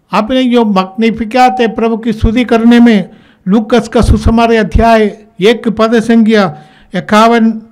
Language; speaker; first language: Hindi; native; Hindi